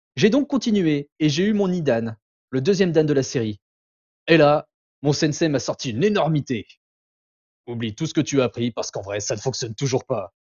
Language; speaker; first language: French; native; French